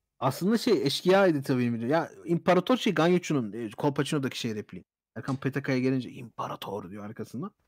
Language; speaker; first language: Turkish; early bilingual, heritage; Turkish